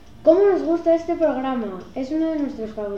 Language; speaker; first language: Spanish; native; Spanish